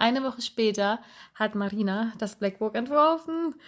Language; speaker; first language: German; native; German